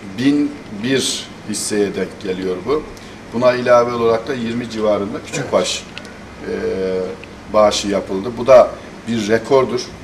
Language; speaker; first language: Turkish; native; Turkish